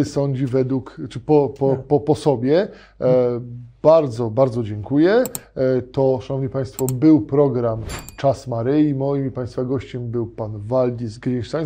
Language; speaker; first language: Polish; native; Polish